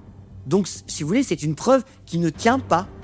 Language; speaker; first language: French; native; French